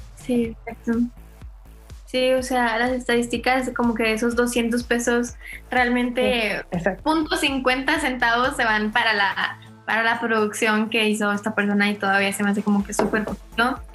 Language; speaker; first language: Spanish; native; Spanish